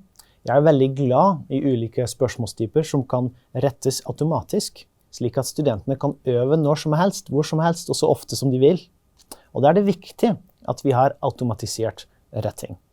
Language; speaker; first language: Norwegian; non-native, fluent; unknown